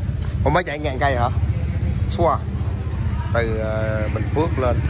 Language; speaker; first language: Vietnamese; native; Vietnamese